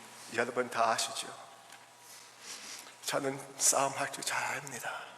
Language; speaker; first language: Korean; early bilingual, heritage; English